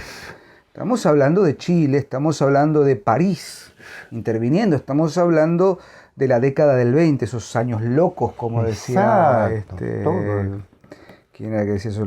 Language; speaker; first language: Spanish; native; Spanish